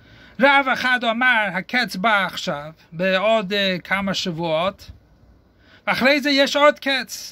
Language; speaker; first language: Hebrew; non-native, fluent; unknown